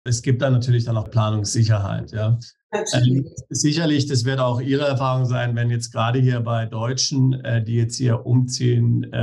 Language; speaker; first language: German; native; German